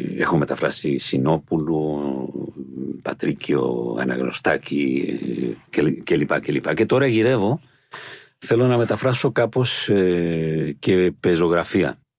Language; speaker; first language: Greek; non-native, fluent; Spanish